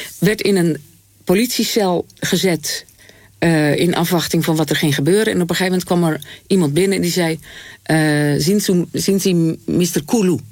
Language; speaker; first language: Dutch; native; Dutch